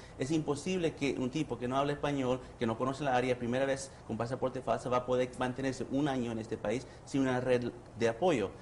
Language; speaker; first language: Spanish; early bilingual, heritage; Spanish